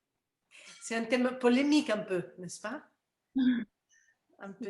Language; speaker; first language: French; non-native, fluent; Spanish